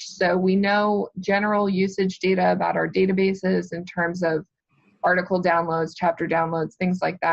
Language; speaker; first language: English; native; English